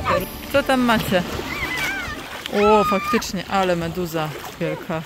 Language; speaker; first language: Polish; native; Polish